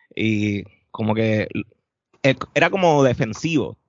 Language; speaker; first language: Spanish; native; Spanish